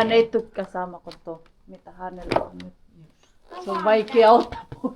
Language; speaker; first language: Finnish; non-native, learner; Filipino